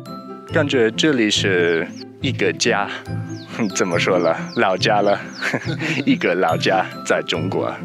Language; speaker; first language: Chinese; non-native, learner; English